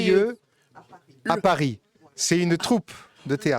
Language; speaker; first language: French; native; French